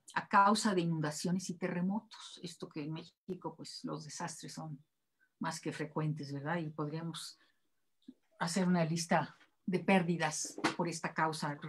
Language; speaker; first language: Spanish; native; Spanish